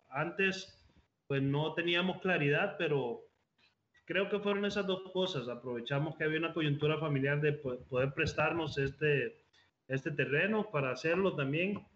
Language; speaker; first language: Spanish; native; Spanish